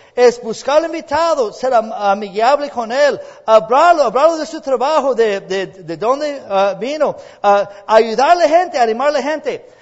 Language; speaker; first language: Spanish; non-native, fluent; English